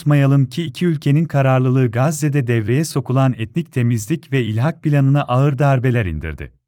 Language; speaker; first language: Turkish; native; Turkish